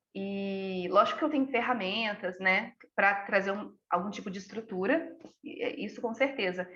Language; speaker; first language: Portuguese; native; Portuguese